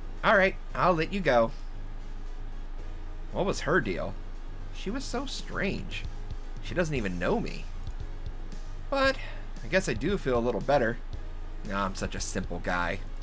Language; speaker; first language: English; native; English